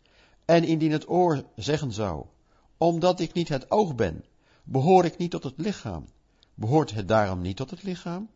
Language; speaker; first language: Dutch; native; Dutch